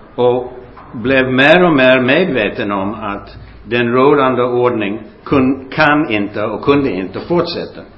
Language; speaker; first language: Swedish; non-native, fluent; English